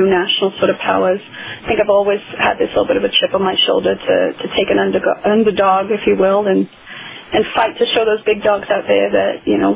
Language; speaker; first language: English; native; English